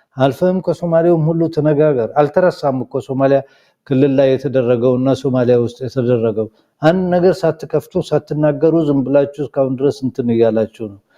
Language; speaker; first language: Amharic; non-native, local second language; Somali